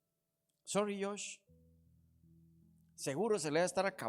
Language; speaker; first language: Spanish; native; Spanish